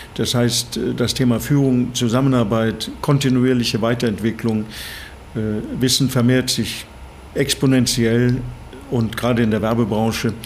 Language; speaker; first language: German; non-native, fluent; Norwegian